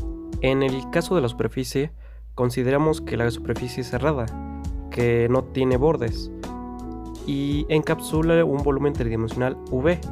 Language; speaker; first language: Spanish; native; Spanish